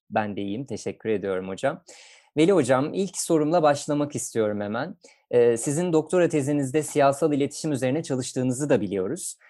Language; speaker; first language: Turkish; native; Turkish